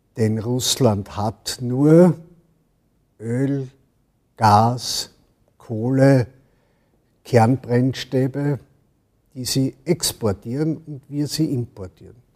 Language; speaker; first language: German; native; German